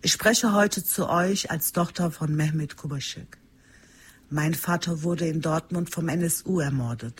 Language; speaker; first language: German; early bilingual, other home language; Turkish